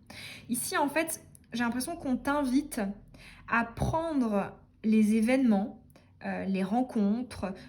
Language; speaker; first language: French; native; French